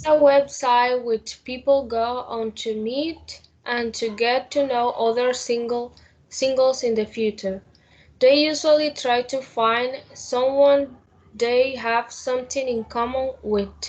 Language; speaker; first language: English; non-native, learner; Spanish